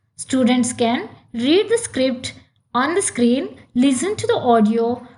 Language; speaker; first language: English; non-native, local second language; Kannada